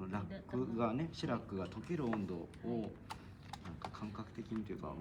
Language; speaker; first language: Japanese; native; Japanese